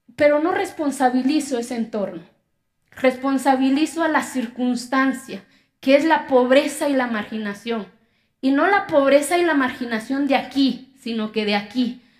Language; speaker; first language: Spanish; non-native, local second language; Zapotec